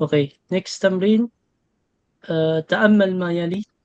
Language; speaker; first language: Arabic; non-native, fluent; Filipino